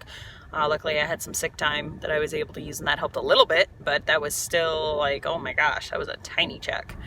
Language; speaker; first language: English; native; English